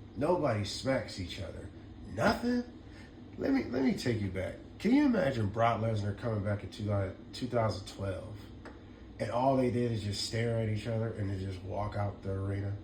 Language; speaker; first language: English; native; English